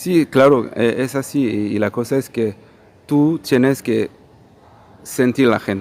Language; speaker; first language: Spanish; non-native, fluent; Portuguese